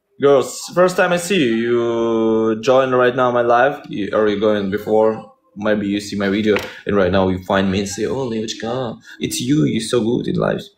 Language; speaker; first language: English; non-native, learner; Russian